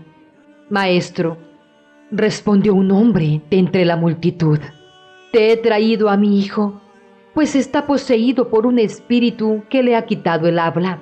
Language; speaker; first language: Spanish; native; Spanish